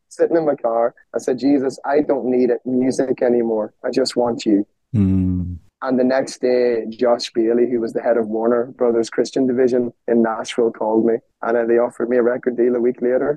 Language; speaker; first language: English; native; English